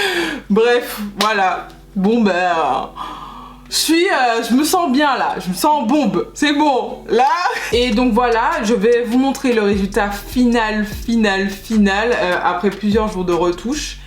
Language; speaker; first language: French; native; French